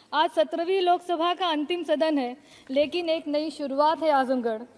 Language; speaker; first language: Hindi; native; Hindi